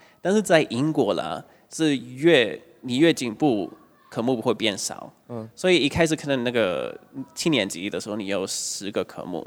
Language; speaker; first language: Chinese; non-native, fluent; Spanish